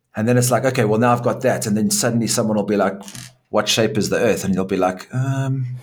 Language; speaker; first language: English; native; English